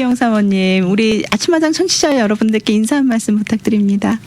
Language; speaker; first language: Korean; native; Korean